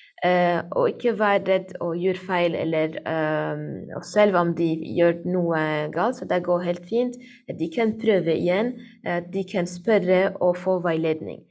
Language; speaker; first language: Norwegian; non-native, learner; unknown